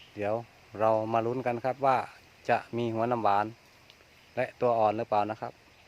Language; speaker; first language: Thai; native; Thai